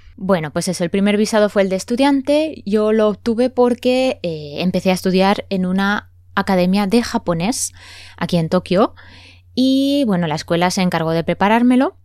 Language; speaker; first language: Spanish; native; Spanish